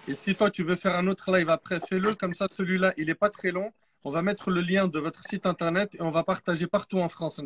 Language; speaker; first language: French; native; French